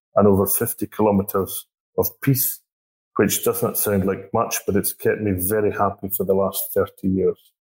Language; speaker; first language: English; native; English